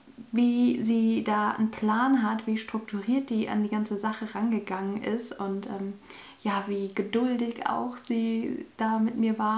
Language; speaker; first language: German; native; German